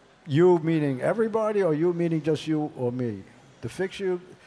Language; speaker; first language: English; native; English